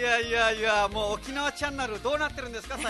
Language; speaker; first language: Japanese; non-native, fluent; Nepali